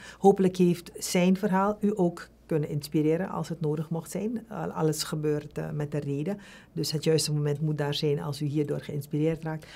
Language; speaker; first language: Dutch; native; Dutch